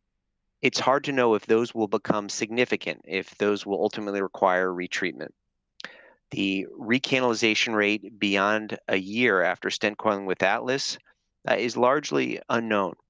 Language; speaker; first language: English; native; English